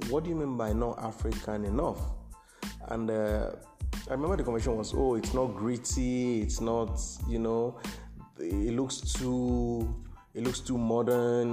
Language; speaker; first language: English; non-native, local second language; Yoruba